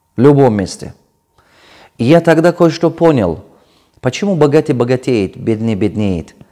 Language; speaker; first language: Russian; non-native, local second language; Tajik